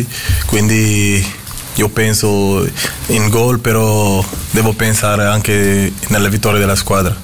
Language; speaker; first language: Italian; non-native, fluent; Portuguese